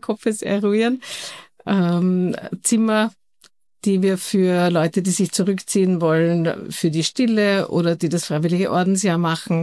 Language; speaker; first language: German; native; German